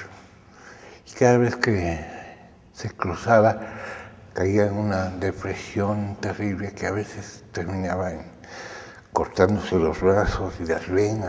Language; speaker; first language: Spanish; early bilingual, other home language; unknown